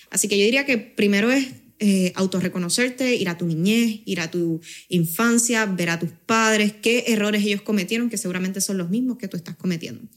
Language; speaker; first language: Spanish; native; Spanish